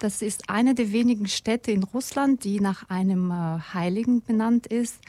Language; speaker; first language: German; non-native, fluent; Russian